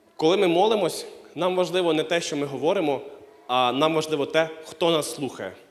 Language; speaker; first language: Ukrainian; non-native, local second language; Russian